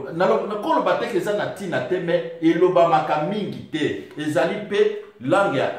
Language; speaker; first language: Lingala; non-native, local second language; Swahili